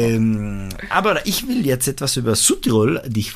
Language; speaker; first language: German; non-native, local second language; Italian